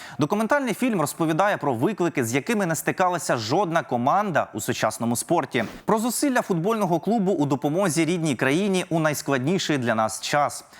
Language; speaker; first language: Ukrainian; native; Ukrainian